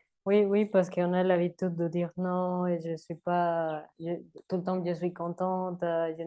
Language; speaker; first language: French; non-native, learner; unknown